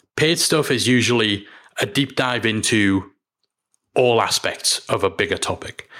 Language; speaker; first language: English; native; English